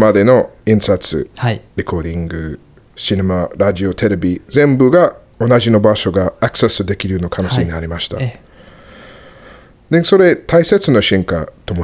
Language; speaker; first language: Japanese; non-native, learner; English